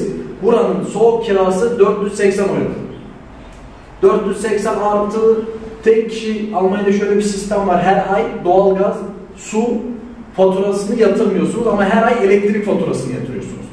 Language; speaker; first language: Turkish; native; Turkish